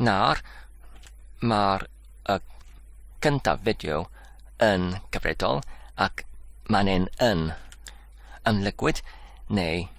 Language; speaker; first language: Welsh; non-native, learner; English